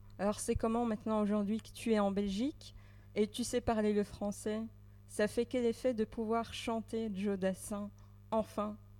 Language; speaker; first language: French; native; French